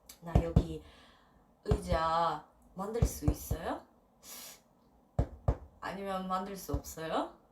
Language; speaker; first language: Korean; non-native, learner; Russian